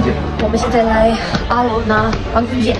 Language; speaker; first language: Chinese; non-native, learner; Russian